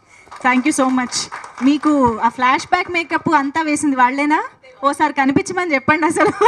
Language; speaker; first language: Telugu; native; Telugu